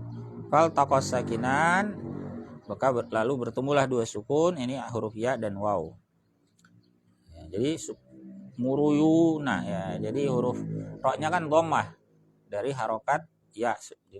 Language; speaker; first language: Indonesian; native; Indonesian